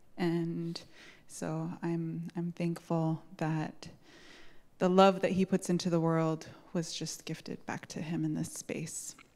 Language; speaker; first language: English; native; English